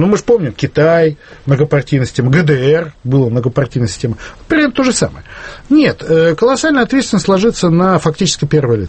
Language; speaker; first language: Russian; native; Russian